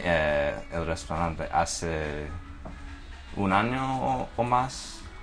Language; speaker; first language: Spanish; non-native, fluent; English